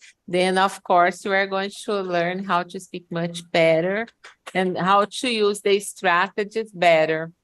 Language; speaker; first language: English; non-native, fluent; Portuguese